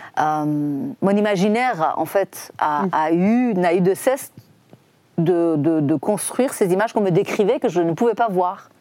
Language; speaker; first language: French; non-native, fluent; Persian